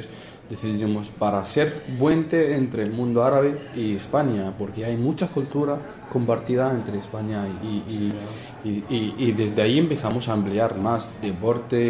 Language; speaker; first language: Spanish; non-native, fluent; Arabic